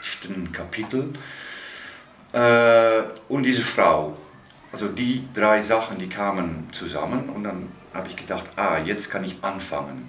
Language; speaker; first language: German; non-native, fluent; Dutch